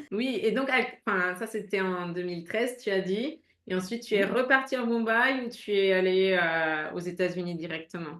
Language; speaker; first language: French; native; French